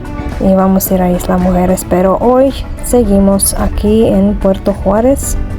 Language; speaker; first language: Spanish; non-native, fluent; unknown